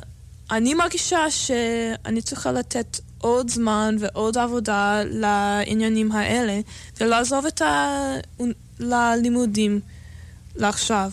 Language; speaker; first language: Hebrew; non-native, fluent; English